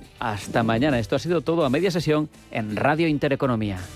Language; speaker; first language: Spanish; native; Spanish